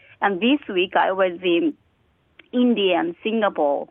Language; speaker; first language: English; non-native, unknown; Japanese